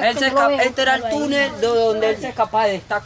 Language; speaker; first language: Spanish; native; Spanish